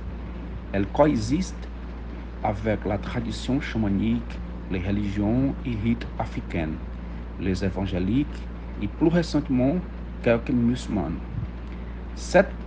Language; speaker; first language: French; non-native, learner; Portuguese